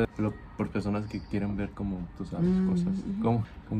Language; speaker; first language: Spanish; native; Spanish